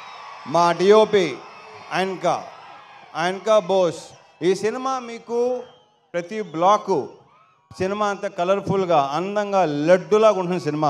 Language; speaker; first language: Telugu; native; Telugu